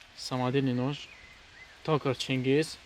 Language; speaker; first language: Russian; non-native, local second language; Lezghian